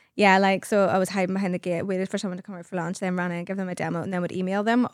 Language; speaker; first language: English; native; English